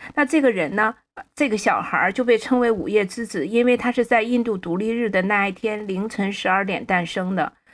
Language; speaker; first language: Chinese; native; Chinese